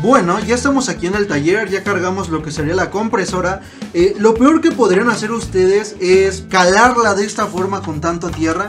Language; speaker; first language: Spanish; native; Spanish